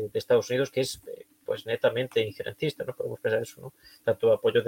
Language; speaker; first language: Spanish; native; Spanish